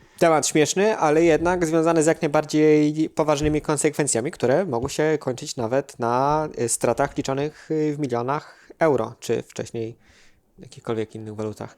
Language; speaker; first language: Polish; native; Polish